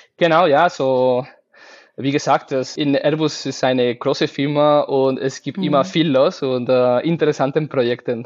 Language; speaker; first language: German; non-native, learner; Spanish